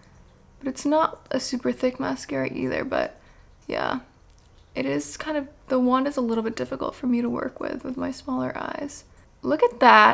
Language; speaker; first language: English; native; English